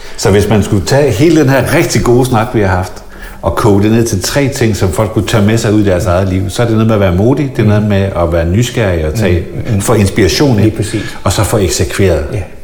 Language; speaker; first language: Danish; native; Danish